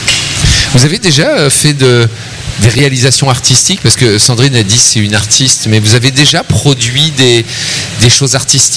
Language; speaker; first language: French; native; French